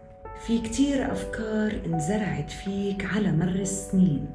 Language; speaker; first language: Arabic; native; Arabic